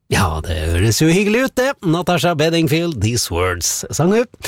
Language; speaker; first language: Norwegian; native; Norwegian